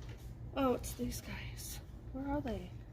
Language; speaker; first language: English; native; English